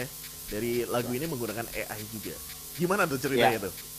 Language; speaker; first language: Indonesian; native; Indonesian